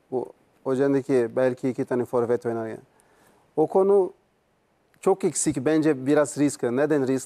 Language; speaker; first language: Turkish; non-native, learner; Portuguese